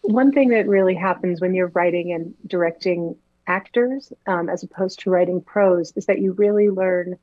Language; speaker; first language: English; native; English